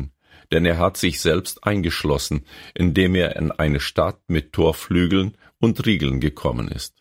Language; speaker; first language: German; native; German